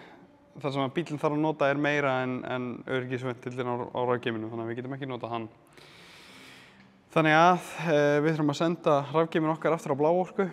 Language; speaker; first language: Icelandic; native; Icelandic